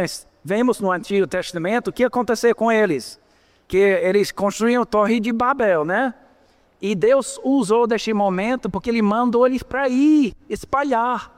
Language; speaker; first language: Portuguese; non-native, fluent; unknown